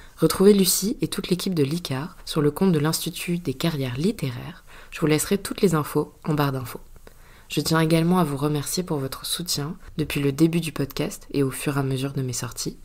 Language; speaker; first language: French; native; French